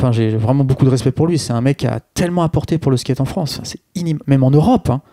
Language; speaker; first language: French; native; French